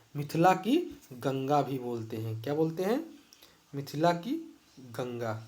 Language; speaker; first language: Hindi; native; Hindi